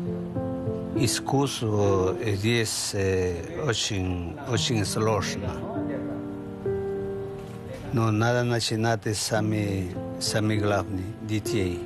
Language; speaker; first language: Russian; non-native, learner; Spanish